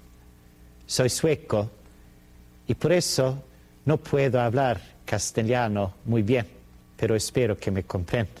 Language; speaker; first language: Spanish; non-native, fluent; Swedish